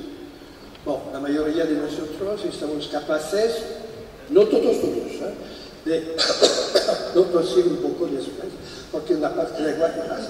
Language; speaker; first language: Spanish; non-native, fluent; French